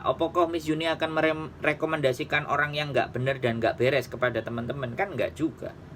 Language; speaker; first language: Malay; non-native, local second language; Javanese